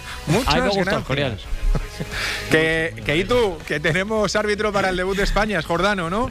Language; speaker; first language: Spanish; native; Spanish